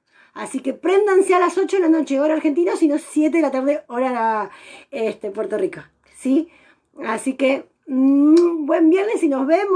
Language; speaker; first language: Spanish; native; Spanish